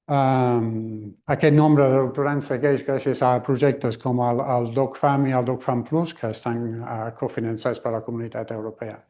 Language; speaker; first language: Catalan; non-native, fluent; English